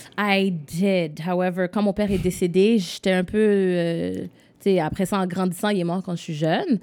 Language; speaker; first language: French; non-native, local second language; English